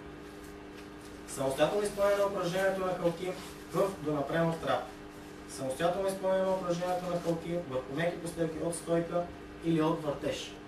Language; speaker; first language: Bulgarian; native; Bulgarian